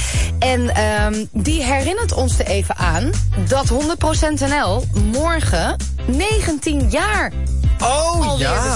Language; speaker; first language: Dutch; native; Dutch